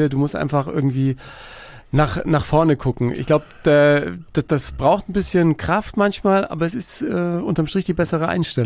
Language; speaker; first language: German; native; German